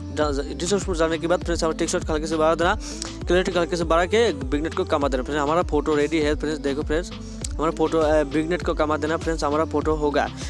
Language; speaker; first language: Hindi; non-native, local second language; Bangla